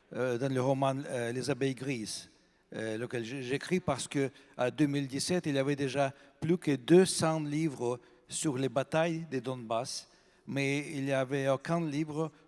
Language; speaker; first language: French; non-native, fluent; Russian